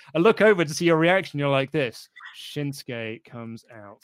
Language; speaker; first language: English; native; English